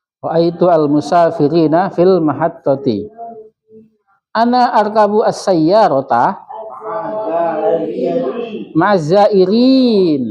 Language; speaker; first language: Arabic; non-native, fluent; Indonesian